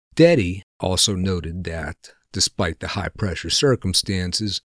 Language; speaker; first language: English; native; English